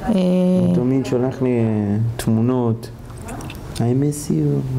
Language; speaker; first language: Hebrew; early bilingual, heritage; Hebrew